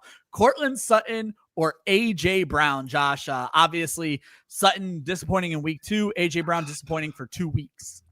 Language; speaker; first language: English; native; English